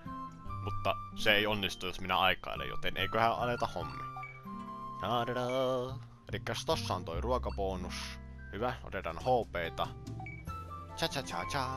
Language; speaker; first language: Finnish; native; Finnish